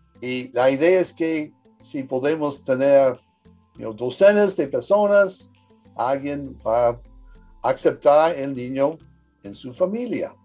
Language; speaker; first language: Spanish; early bilingual, heritage; English